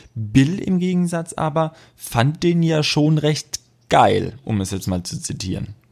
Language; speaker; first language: German; native; German